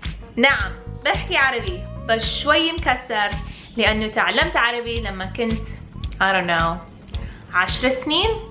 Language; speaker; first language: Arabic; early bilingual, heritage; English